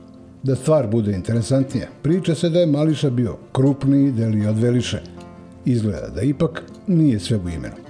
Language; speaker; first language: Serbian; native; Serbian